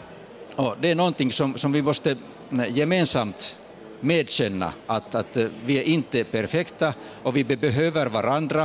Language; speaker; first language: Swedish; non-native, fluent; Finnish